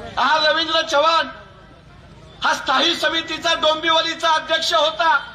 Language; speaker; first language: Marathi; native; Marathi